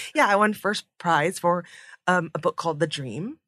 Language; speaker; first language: English; native; English